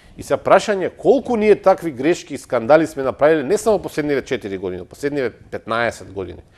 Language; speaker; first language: Macedonian; native; Macedonian